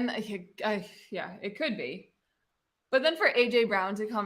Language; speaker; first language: English; native; English